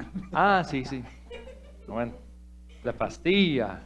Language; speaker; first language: Spanish; non-native, fluent; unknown